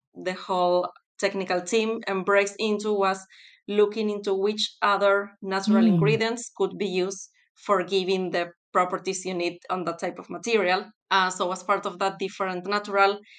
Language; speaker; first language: English; non-native, fluent; Spanish